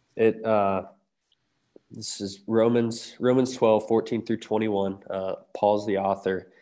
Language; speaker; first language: English; native; English